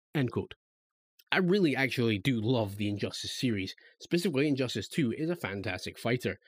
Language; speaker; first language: English; native; English